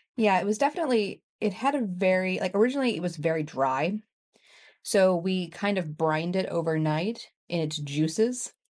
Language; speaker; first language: English; native; English